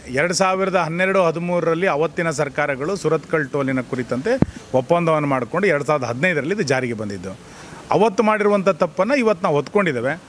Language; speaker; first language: Kannada; native; Kannada